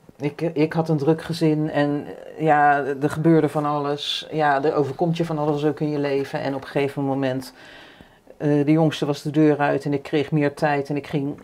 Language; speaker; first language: Dutch; native; Dutch